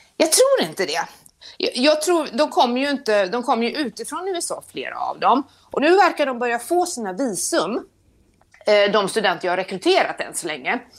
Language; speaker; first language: Swedish; native; Swedish